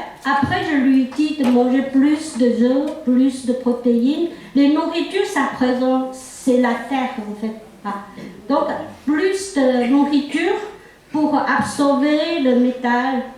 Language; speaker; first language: French; non-native, local second language; Chinese